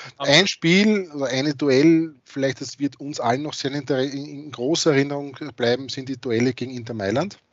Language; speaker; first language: German; native; German